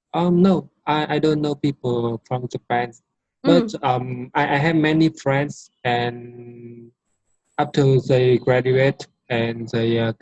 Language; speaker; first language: English; non-native, learner; Vietnamese